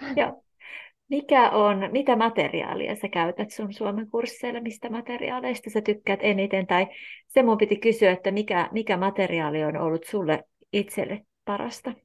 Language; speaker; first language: Finnish; native; Finnish